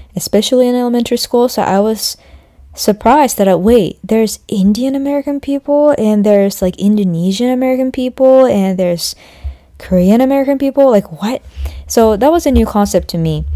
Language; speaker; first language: English; non-native, fluent; Japanese